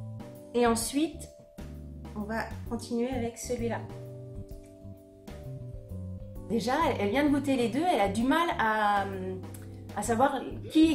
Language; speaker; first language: French; native; French